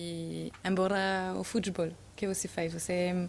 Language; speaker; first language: Portuguese; non-native, learner; French